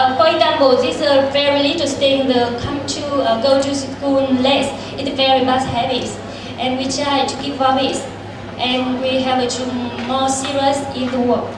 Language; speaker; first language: English; non-native, learner; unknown